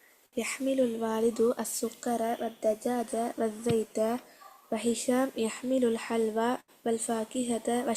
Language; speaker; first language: Arabic; non-native, learner; Tamil